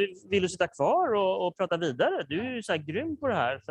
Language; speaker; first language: Swedish; native; Swedish